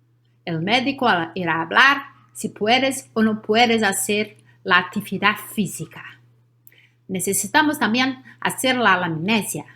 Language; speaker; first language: Spanish; non-native, learner; Portuguese